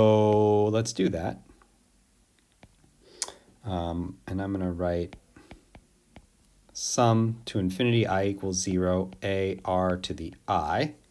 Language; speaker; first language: English; native; English